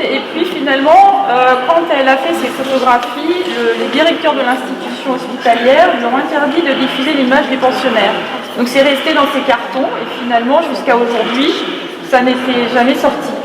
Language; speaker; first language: French; native; French